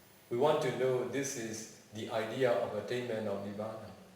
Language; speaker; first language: English; non-native, fluent; Burmese